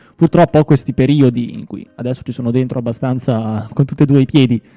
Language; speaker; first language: Italian; native; Italian